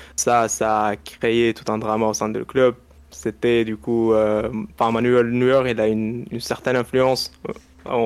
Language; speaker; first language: French; non-native, local second language; Arabic